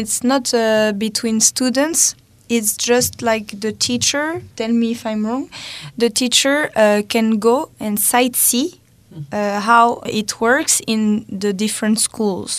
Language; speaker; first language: English; non-native, fluent; French